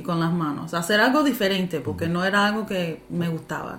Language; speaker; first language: Spanish; early bilingual, heritage; Spanish